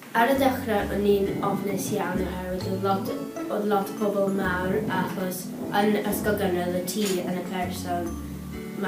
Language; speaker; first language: Welsh; non-native, local second language; English